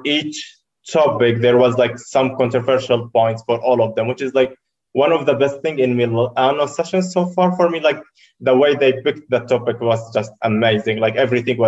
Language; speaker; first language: English; non-native, fluent; Arabic